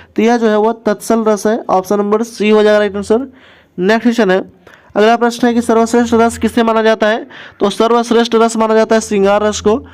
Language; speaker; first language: Hindi; native; Hindi